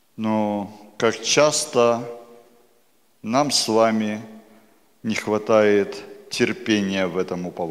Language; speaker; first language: Polish; non-native, learner; Russian